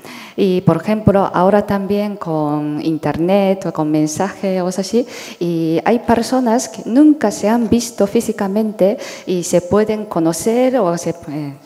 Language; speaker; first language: Spanish; non-native, fluent; Japanese